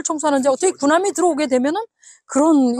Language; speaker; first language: Korean; native; Korean